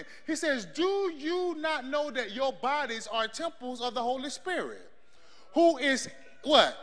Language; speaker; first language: English; native; English